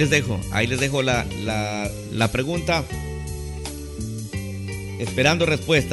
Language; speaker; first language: Spanish; native; Spanish